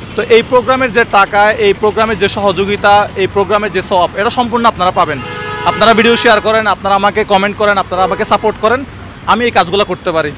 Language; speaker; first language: Bangla; native; Bangla